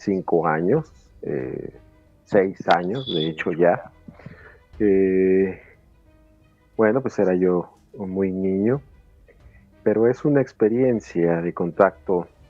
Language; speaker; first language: Spanish; native; Spanish